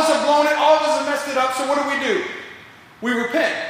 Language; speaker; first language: English; native; English